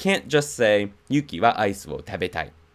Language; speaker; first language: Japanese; non-native, fluent; English